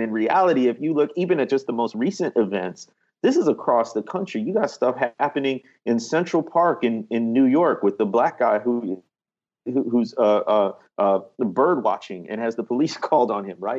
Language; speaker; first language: English; native; English